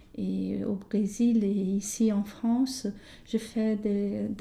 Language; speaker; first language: French; non-native, fluent; Portuguese